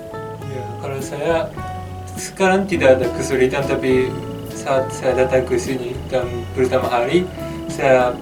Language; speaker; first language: Indonesian; non-native, fluent; Japanese